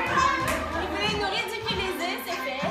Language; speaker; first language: French; native; French